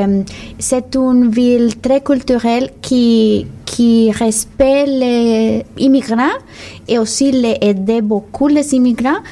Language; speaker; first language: French; non-native, learner; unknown